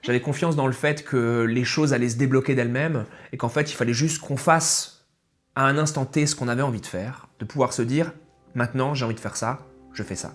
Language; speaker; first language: French; native; French